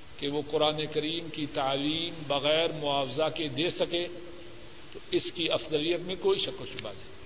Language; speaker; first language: Urdu; non-native, local second language; Punjabi